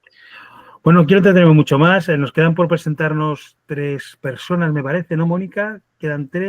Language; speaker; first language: Spanish; native; Spanish